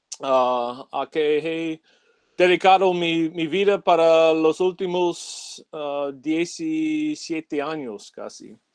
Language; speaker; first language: Spanish; non-native, fluent; English